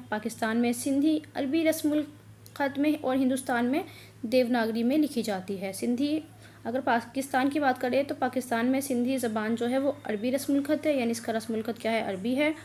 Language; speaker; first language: Urdu; native; Urdu